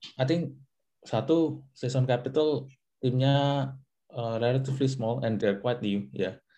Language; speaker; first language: English; non-native, fluent; Indonesian